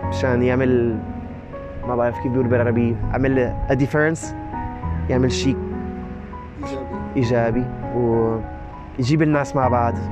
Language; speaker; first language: Arabic; non-native, learner; French